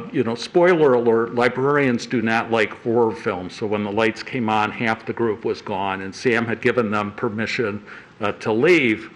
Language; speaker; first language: English; native; English